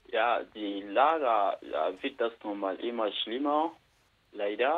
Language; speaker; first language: German; non-native, learner; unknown